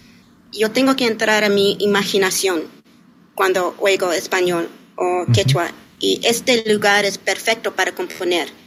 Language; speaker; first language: Spanish; non-native, learner; English